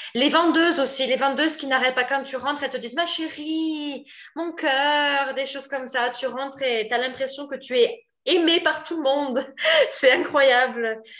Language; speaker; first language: French; native; French